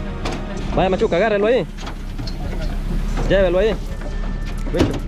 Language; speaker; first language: Spanish; native; Spanish